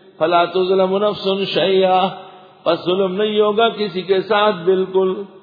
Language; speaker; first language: Urdu; non-native, local second language; Pashto